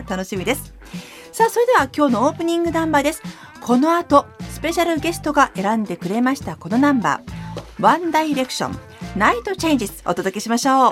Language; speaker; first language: Japanese; native; Japanese